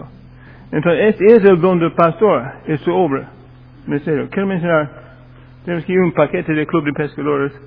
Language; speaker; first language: Spanish; non-native, fluent; English